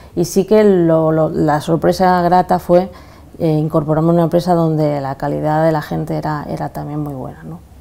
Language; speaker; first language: Spanish; native; Spanish